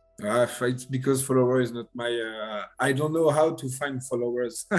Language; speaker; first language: English; non-native, learner; French